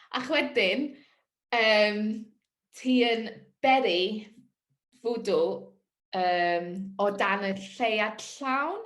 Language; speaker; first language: Welsh; non-native, local second language; English